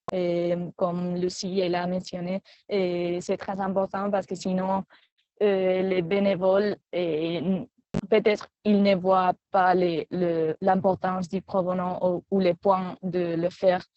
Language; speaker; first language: French; non-native, fluent; Spanish